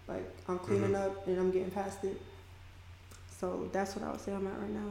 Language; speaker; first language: English; native; English